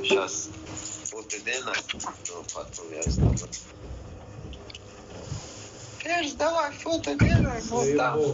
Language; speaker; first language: Russian; non-native, learner; Persian